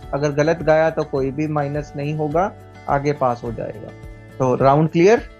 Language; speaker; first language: Hindi; native; Hindi